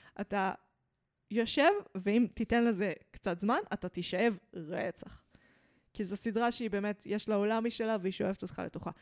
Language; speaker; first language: Hebrew; early bilingual, other home language; English